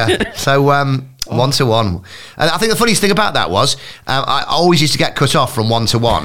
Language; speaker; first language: English; native; English